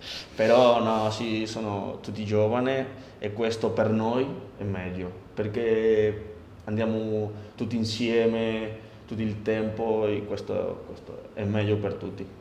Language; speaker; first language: Italian; non-native, learner; Spanish